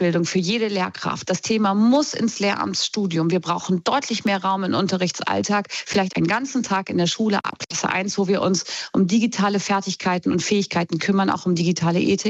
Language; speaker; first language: German; native; German